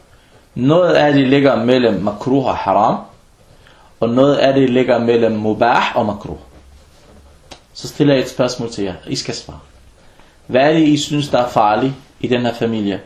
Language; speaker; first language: Danish; early bilingual, other home language; Arabic